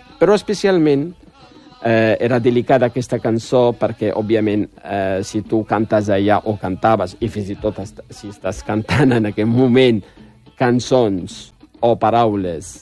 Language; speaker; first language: Catalan; non-native, fluent; Riffian